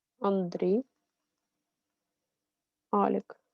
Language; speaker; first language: Ukrainian; native; Ukrainian